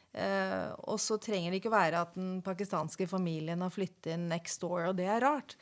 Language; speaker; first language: Norwegian; native; Norwegian